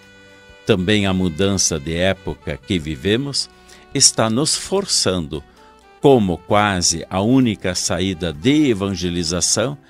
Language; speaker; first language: Portuguese; native; Portuguese